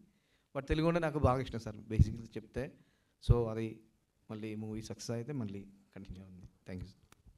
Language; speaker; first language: Telugu; non-native, learner; Malayalam